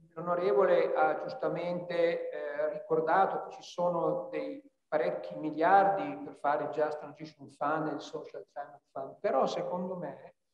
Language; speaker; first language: Italian; native; Italian